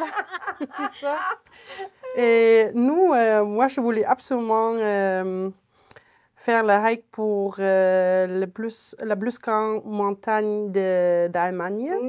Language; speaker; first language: French; non-native, fluent; German